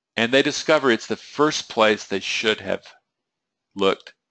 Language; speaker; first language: English; native; English